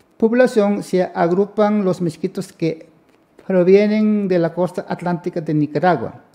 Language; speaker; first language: Spanish; non-native, local second language; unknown